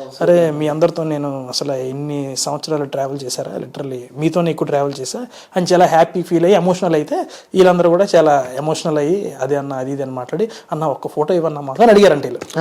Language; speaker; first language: Telugu; native; Telugu